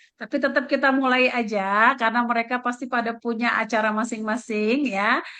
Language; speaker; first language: Indonesian; native; Indonesian